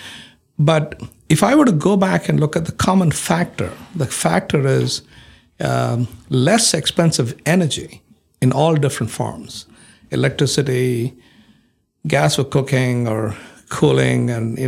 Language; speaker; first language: English; non-native, local second language; Malayalam